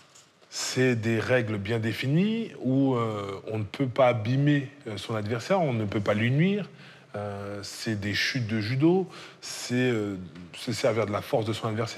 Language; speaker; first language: French; native; French